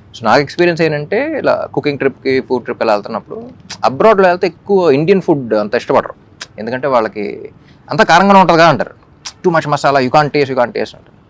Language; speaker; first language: Telugu; native; Telugu